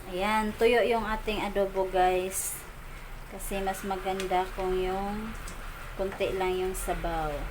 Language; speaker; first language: Filipino; native; Filipino